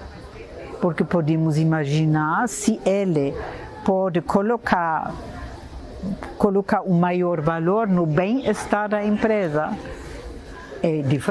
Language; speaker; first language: Portuguese; non-native, fluent; German